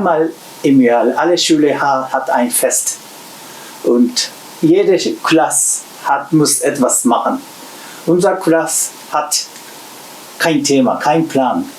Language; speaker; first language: German; non-native, learner; Japanese